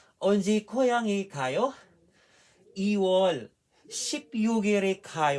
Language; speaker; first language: Korean; non-native, learner; Filipino